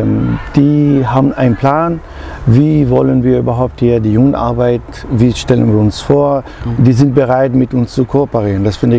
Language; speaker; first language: German; non-native, fluent; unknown